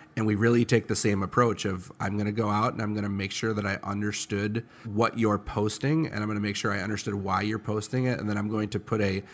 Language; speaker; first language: English; native; English